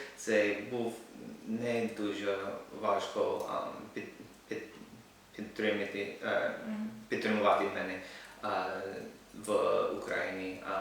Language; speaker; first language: Ukrainian; non-native, learner; English